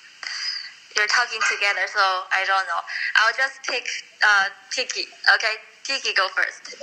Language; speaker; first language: English; non-native, fluent; Chinese